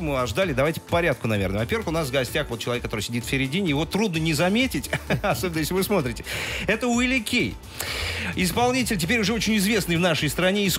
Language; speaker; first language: Russian; native; Russian